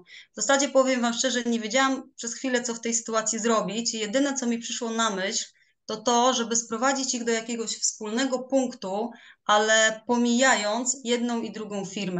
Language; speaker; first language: Polish; native; Polish